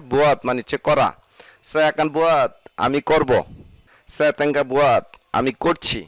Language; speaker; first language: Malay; non-native, fluent; Bangla